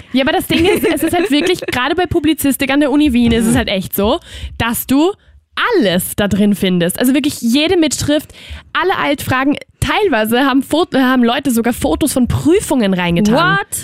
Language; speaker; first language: German; non-native, fluent; Spanish